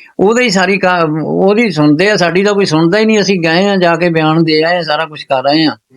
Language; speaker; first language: Punjabi; native; Punjabi